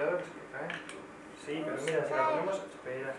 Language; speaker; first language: Spanish; native; Spanish